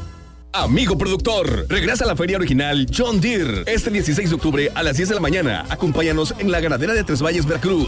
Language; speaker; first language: Spanish; native; Spanish